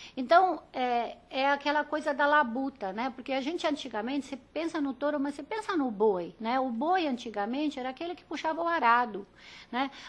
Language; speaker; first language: Portuguese; early bilingual, other home language; Italian